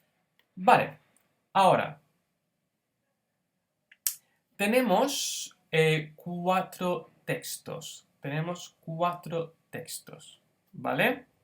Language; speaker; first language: Spanish; non-native, fluent; English